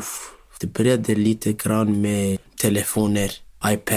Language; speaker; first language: Swedish; non-native, local second language; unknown